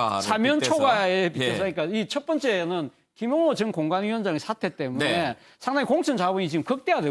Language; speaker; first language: Korean; native; Korean